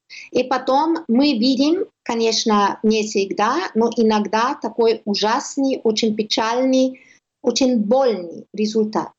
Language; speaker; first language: Russian; non-native, learner; German